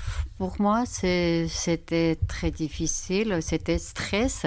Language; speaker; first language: French; non-native, learner; Georgian